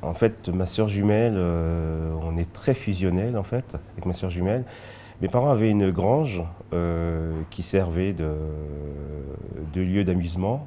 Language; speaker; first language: French; early bilingual, other home language; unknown